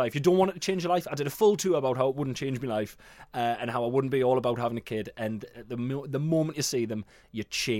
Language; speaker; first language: English; native; English